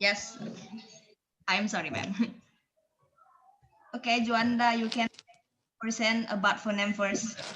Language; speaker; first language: English; non-native, learner; Indonesian